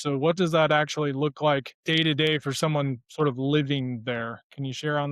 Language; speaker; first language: English; native; English